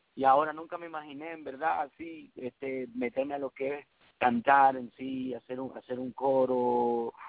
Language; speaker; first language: Spanish; early bilingual, heritage; Spanish